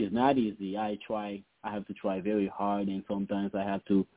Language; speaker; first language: English; non-native, fluent; Haitian Creole